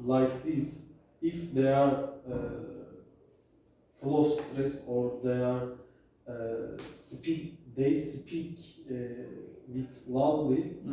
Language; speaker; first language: English; non-native, learner; Turkish